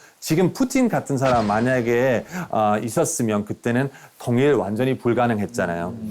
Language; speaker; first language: Korean; non-native, fluent; German